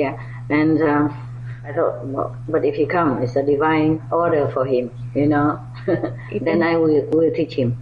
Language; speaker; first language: English; non-native, fluent; Vietnamese